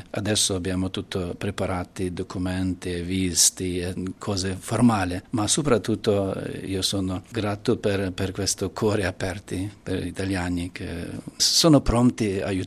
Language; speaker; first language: Italian; non-native, learner; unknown